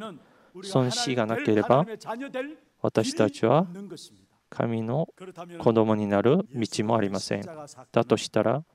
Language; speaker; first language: Japanese; non-native, fluent; Korean